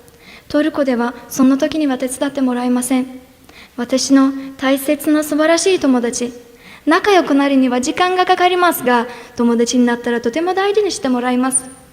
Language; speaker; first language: Japanese; non-native, fluent; Turkish